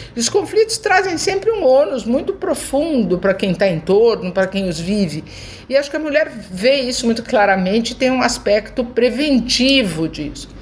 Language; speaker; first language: Portuguese; native; Portuguese